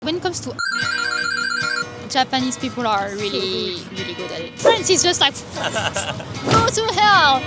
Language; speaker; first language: English; non-native, fluent; French